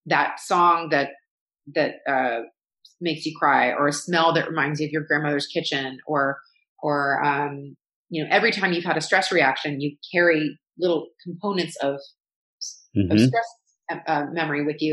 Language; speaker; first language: English; native; English